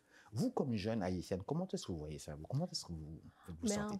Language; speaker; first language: French; non-native, local second language; Lingala